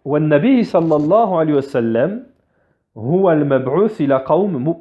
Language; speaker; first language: Arabic; non-native, fluent; French